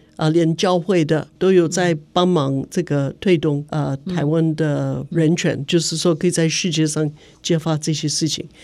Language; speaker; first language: Chinese; non-native, fluent; English